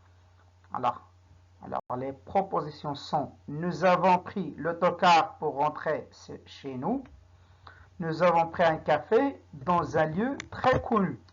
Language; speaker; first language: French; non-native, local second language; Arabic